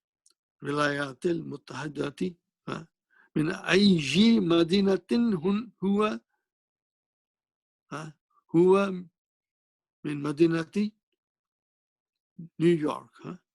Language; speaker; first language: Arabic; non-native, fluent; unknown